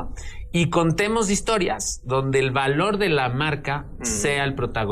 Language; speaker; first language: Spanish; native; Spanish